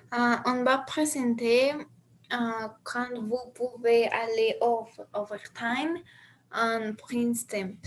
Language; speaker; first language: French; non-native, learner; Spanish